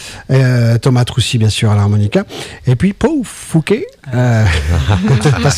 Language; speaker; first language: French; native; French